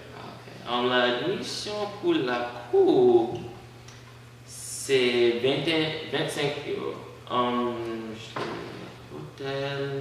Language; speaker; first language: French; non-native, learner; English